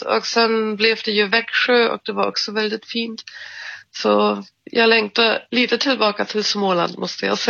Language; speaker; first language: Swedish; non-native, fluent; German